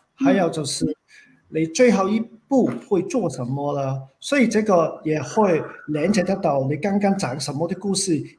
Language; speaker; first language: Chinese; non-native, fluent; Cantonese